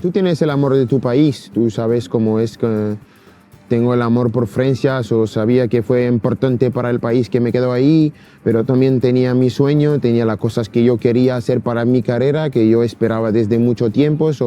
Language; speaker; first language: Spanish; non-native, fluent; French